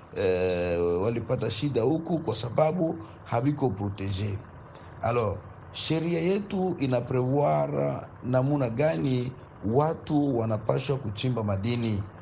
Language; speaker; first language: Swahili; native; Swahili